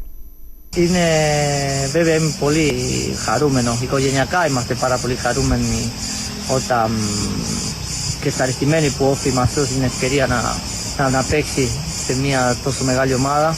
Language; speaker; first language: Greek; non-native, fluent; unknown